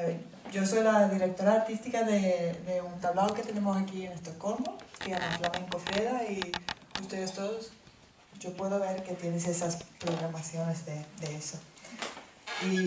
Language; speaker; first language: Spanish; non-native, fluent; Finnish